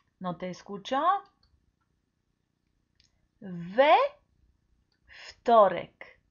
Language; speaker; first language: Spanish; non-native, fluent; Polish